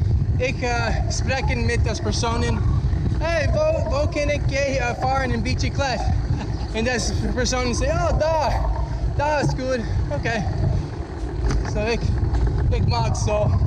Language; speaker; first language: Dutch; non-native, learner; English